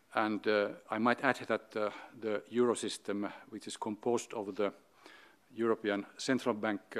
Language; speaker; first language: English; non-native, fluent; Finnish